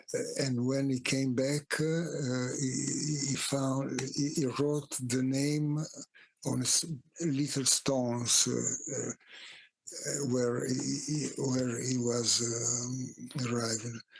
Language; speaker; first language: English; non-native, fluent; Italian